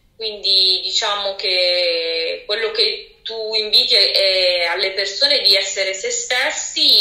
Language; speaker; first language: Italian; native; Italian